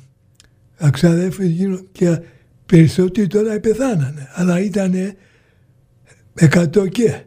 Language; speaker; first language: Greek; early bilingual, heritage; Greek